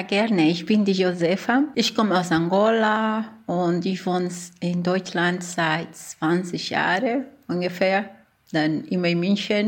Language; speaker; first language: German; early bilingual, other home language; Portuguese